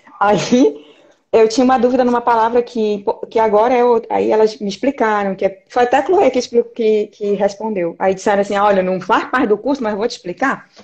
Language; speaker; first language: Portuguese; native; Portuguese